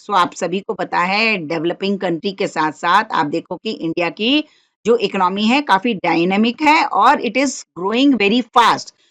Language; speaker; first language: Hindi; non-native, local second language; Marathi